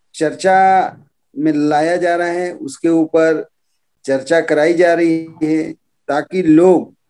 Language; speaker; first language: Hindi; native; Hindi